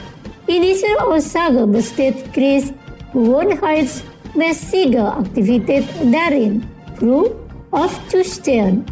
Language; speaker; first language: German; non-native, fluent; Indonesian